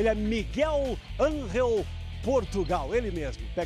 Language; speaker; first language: Portuguese; native; Portuguese